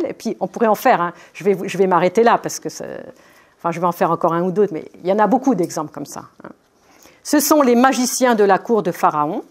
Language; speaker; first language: French; native; French